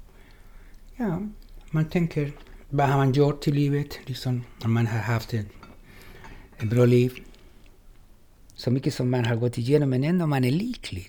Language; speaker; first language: Swedish; non-native, fluent; Spanish